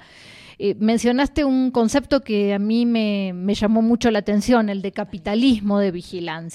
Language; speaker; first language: Spanish; native; Spanish